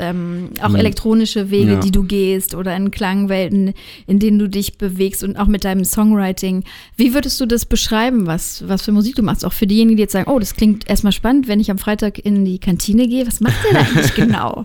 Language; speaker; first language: German; native; German